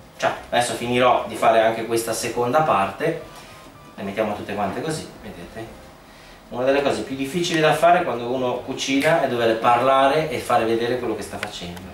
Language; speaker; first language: Italian; native; Italian